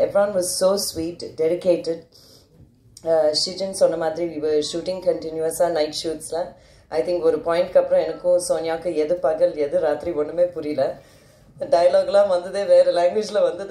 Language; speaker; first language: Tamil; early bilingual, heritage; Tamil